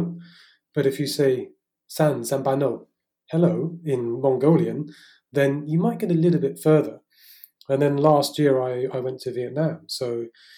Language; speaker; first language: English; native; English